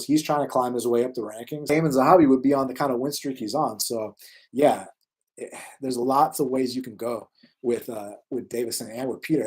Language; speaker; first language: English; native; English